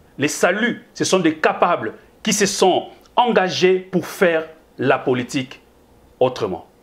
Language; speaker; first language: French; non-native, local second language; Lingala